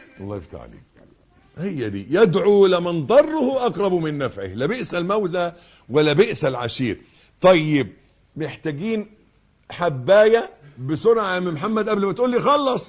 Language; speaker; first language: Arabic; native; Arabic